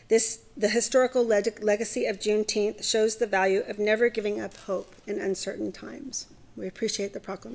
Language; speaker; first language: English; native; English